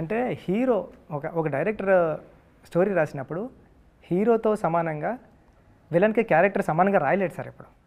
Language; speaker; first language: Telugu; native; Telugu